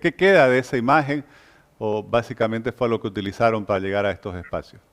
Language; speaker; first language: Spanish; native; Spanish